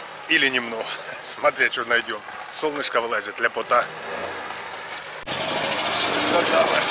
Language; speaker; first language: Russian; native; Russian